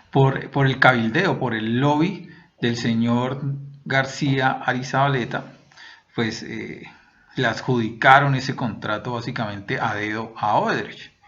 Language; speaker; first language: Spanish; native; Spanish